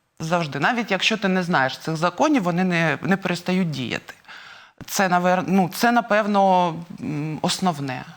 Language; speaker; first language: Ukrainian; non-native, local second language; Russian